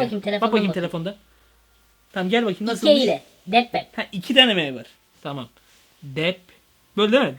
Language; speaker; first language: Turkish; native; Turkish